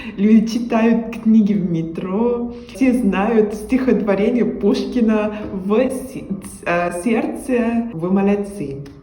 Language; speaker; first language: Russian; non-native, learner; Spanish